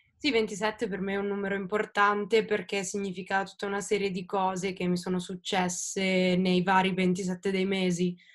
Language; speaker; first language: Italian; native; Italian